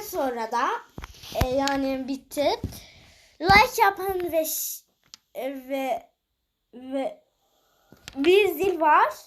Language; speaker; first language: Turkish; early bilingual, heritage; Turkish